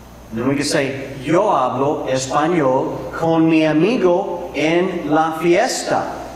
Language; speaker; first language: Spanish; non-native, fluent; English